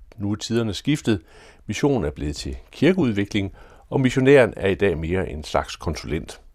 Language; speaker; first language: Danish; native; Danish